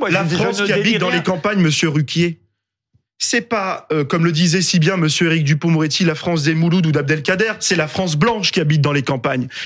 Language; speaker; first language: French; native; French